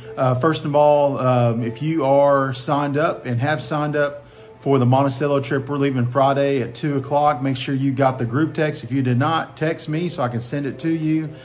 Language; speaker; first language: English; native; English